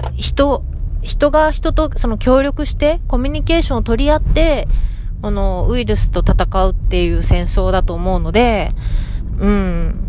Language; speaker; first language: Japanese; native; Japanese